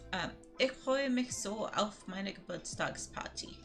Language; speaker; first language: German; non-native, learner; English